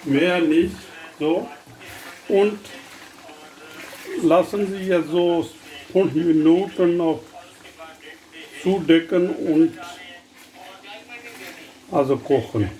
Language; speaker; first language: German; non-native, learner; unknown